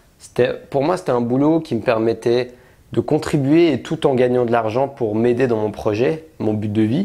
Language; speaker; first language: French; native; French